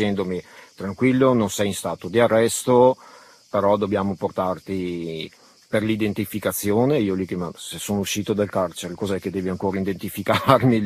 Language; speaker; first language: Italian; early bilingual, other home language; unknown